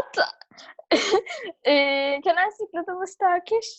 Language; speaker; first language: English; non-native, learner; Turkish